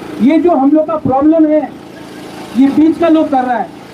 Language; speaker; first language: Hindi; non-native, local second language; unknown